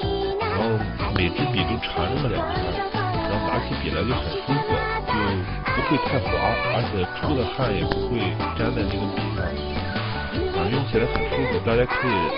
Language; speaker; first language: Chinese; native; Chinese